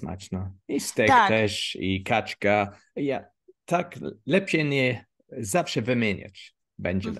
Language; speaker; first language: Polish; non-native, learner; English